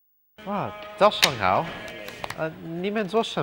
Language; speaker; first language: Chinese; non-native, learner; English